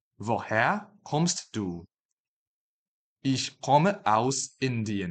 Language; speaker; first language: German; non-native, fluent; Chinese